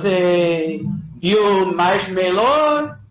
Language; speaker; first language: Portuguese; non-native, learner; English